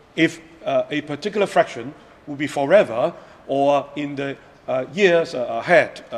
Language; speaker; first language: English; non-native, local second language; Cantonese